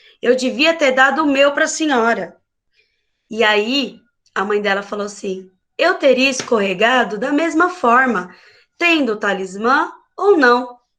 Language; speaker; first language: Portuguese; native; Portuguese